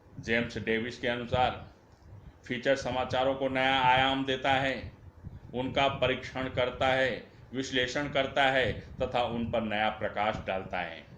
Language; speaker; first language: Hindi; non-native, local second language; Marathi